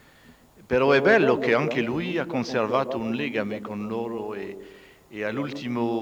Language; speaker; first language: Italian; non-native, fluent; French